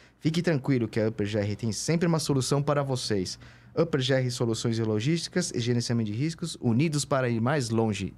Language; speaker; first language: Portuguese; native; Portuguese